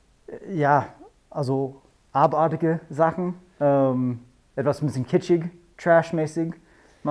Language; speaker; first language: German; non-native, fluent; English